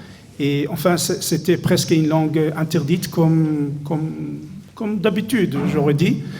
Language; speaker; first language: French; non-native, fluent; Hebrew